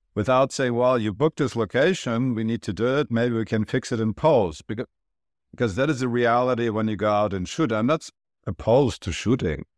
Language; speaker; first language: English; non-native, fluent; Turkish